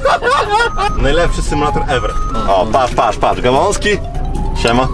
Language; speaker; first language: Polish; native; Polish